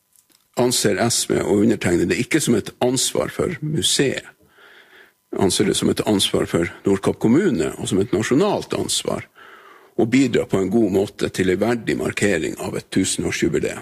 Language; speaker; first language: Norwegian; native; Norwegian